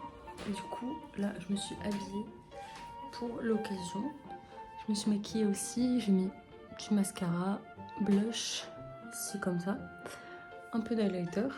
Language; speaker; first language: French; native; French